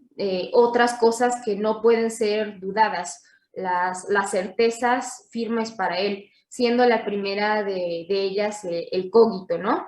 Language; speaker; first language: Spanish; native; Spanish